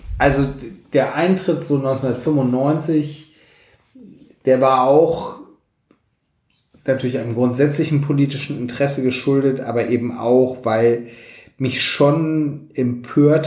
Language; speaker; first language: German; native; German